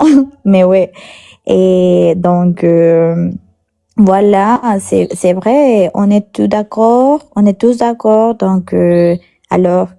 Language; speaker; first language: French; non-native, learner; Spanish